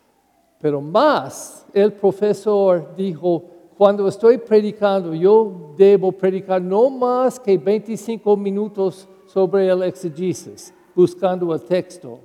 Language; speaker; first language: Spanish; non-native, learner; English